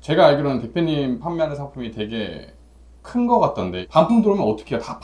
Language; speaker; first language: Korean; native; Korean